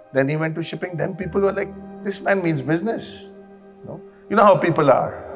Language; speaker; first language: English; non-native, local second language; Konkani